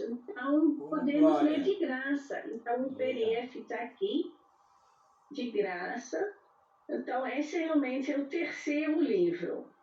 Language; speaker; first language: Portuguese; non-native, fluent; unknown